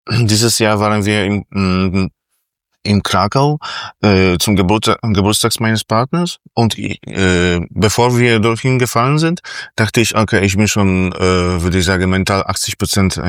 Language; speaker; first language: German; non-native, fluent; Polish